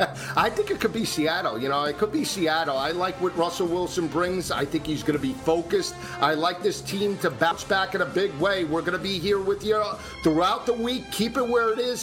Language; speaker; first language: English; native; English